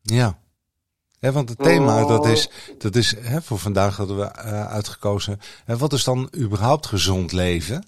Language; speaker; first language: Dutch; native; Dutch